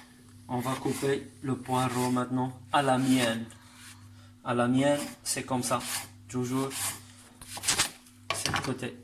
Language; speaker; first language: French; non-native, learner; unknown